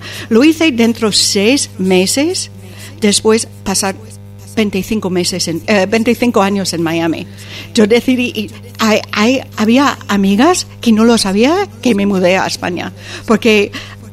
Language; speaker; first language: Spanish; non-native, fluent; English